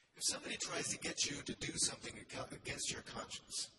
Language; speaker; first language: English; native; English